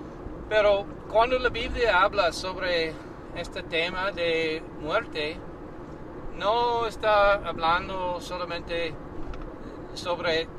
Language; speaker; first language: Spanish; non-native, learner; English